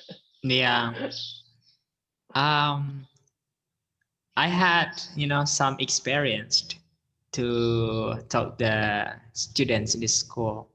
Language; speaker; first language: English; non-native, learner; Indonesian